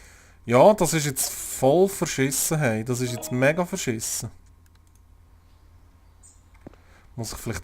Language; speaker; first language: German; native; German